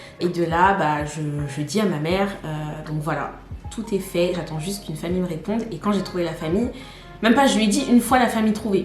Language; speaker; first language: French; native; French